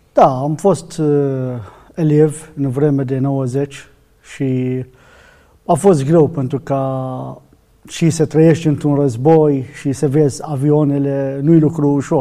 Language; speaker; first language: Romanian; non-native, fluent; Arabic